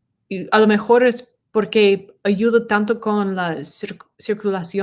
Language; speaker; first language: Spanish; non-native, learner; English